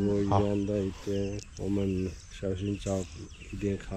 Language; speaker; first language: Chinese; non-native, learner; Nepali